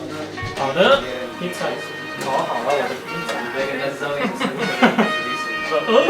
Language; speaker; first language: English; non-native, fluent; Chinese